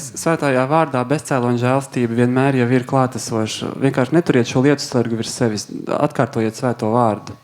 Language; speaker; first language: Latvian; native; Latvian